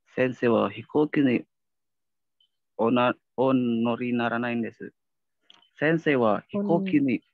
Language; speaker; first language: Japanese; non-native, learner; Indonesian